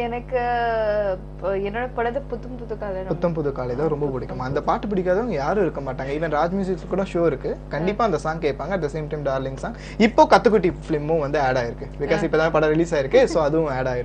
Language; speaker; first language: Tamil; non-native, local second language; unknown